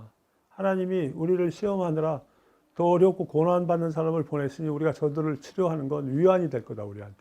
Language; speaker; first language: Korean; native; Korean